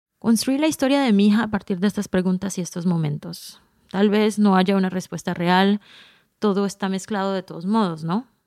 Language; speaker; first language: Spanish; early bilingual, heritage; Spanish